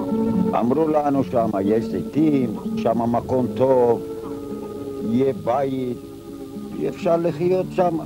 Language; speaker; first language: Hebrew; non-native, fluent; Ladino